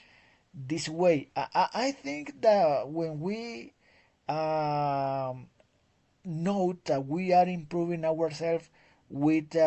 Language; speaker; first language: English; non-native, fluent; Spanish